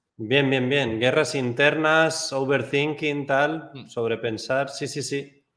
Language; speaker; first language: Spanish; native; Spanish